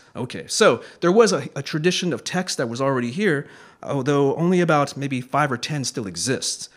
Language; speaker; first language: English; native; English